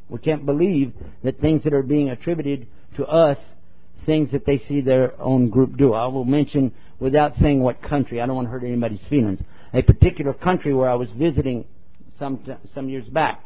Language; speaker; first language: English; native; English